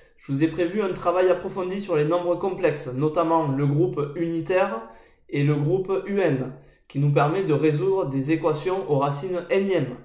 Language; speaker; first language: French; native; French